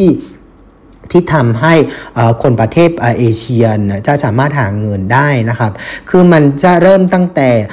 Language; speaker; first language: Thai; non-native, fluent; Vietnamese